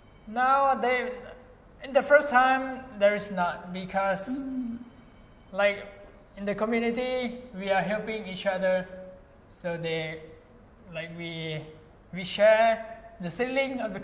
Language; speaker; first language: English; non-native, fluent; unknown